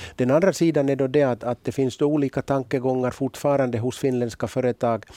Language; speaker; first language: Swedish; native; Swedish